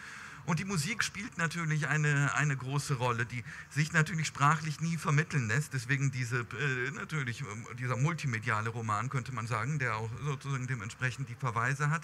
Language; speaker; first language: German; native; German